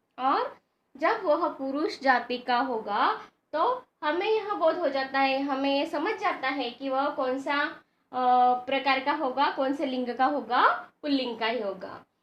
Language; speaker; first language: Hindi; non-native, local second language; Marathi